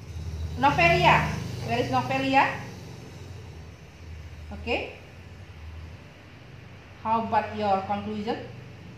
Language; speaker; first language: English; non-native, learner; Indonesian